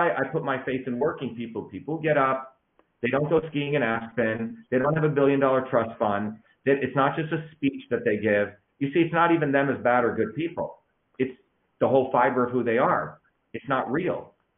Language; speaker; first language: English; early bilingual, other home language; Tamil